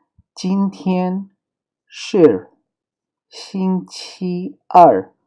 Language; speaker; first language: Chinese; non-native, fluent; Urdu